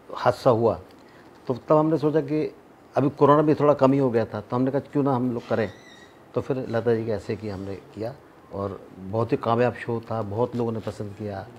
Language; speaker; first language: Hindi; native; Hindi